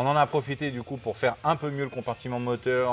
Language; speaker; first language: French; native; French